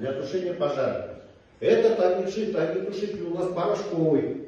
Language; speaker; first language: Russian; non-native, local second language; Kazakh